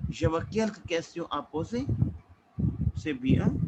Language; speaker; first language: French; non-native, fluent; Hindi